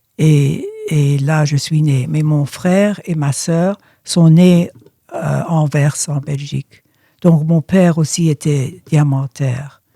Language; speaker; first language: French; early bilingual, other home language; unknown